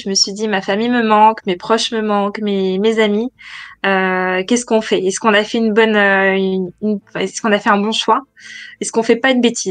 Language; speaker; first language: French; native; French